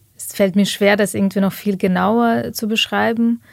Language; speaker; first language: German; early bilingual, other home language; Ukrainian